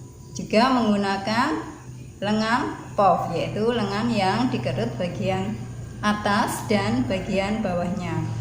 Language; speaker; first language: Indonesian; native; Indonesian